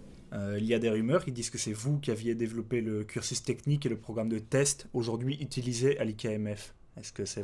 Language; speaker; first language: French; native; French